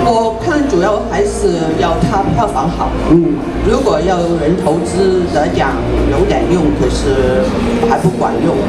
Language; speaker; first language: Chinese; non-native, local second language; Cantonese